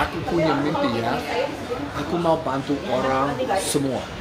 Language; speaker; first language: Indonesian; non-native, fluent; English